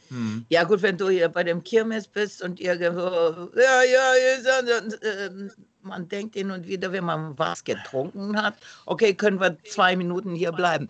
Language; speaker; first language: German; non-native, fluent; Romanian